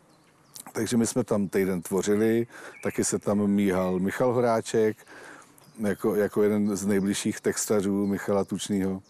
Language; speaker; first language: Czech; native; Czech